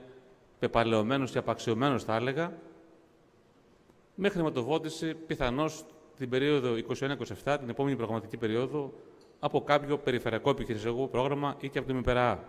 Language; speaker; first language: Greek; native; Greek